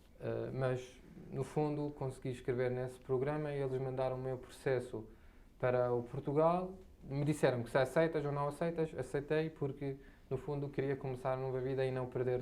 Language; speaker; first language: Portuguese; non-native, fluent; Arabic